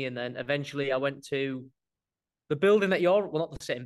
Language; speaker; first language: English; native; English